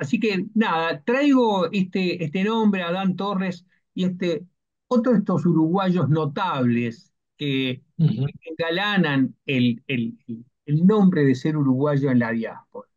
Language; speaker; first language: Spanish; native; Spanish